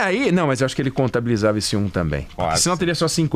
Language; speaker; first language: Portuguese; native; Portuguese